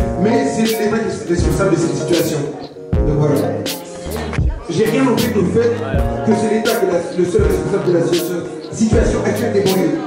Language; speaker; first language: French; native; French